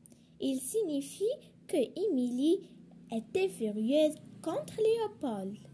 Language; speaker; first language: French; non-native, local second language; Arabic